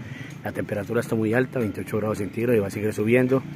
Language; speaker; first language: Spanish; native; Spanish